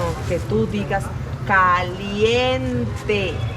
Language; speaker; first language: Spanish; native; Spanish